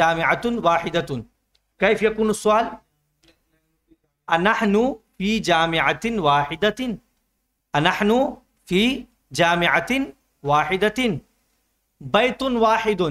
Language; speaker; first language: Arabic; non-native, learner; Urdu